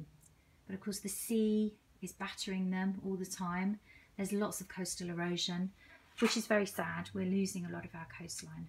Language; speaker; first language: English; native; English